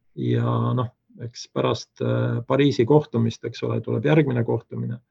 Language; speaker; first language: Estonian; native; Estonian